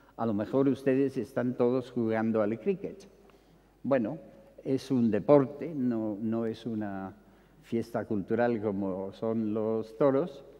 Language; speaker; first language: Spanish; non-native, fluent; English